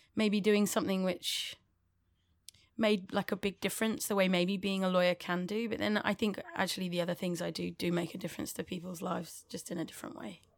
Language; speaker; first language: English; native; English